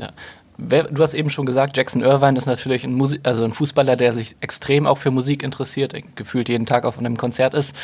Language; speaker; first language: German; native; German